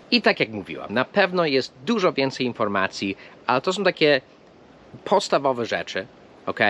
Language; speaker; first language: Polish; non-native, fluent; English